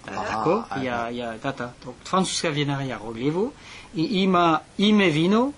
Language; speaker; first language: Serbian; non-native, learner; French